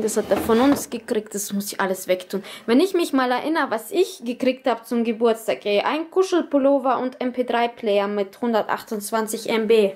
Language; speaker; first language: German; early bilingual, other home language; Russian